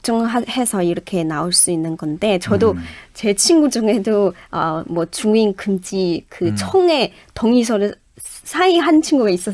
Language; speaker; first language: Korean; non-native, fluent; Chinese